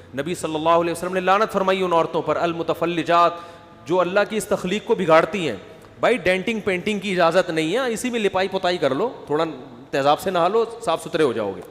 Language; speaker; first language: Urdu; native; Urdu